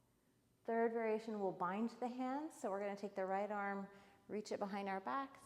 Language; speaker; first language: English; native; English